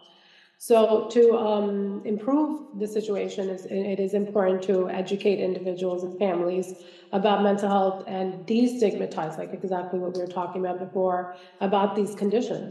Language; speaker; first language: English; non-native, local second language; Malayalam